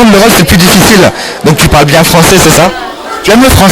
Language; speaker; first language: French; non-native, fluent; Arabic